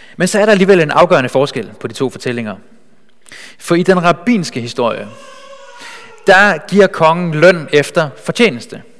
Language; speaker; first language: Danish; native; Danish